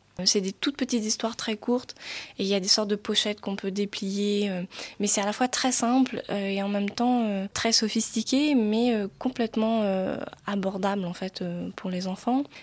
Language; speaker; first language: French; native; French